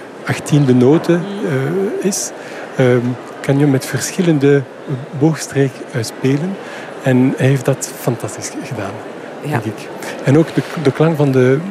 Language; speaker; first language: Dutch; non-native, fluent; French